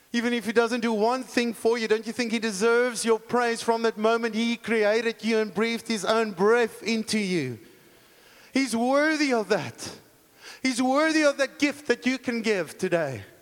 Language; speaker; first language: English; non-native, local second language; Afrikaans